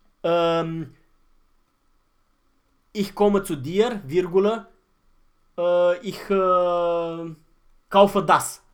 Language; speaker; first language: German; non-native, fluent; Romanian